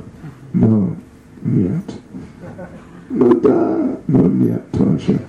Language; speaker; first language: Russian; non-native, learner; English